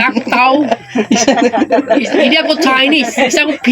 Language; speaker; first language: Filipino; non-native, local second language; Cebuano